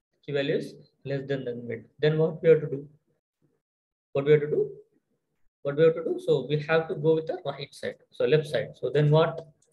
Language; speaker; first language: English; non-native, local second language; Telugu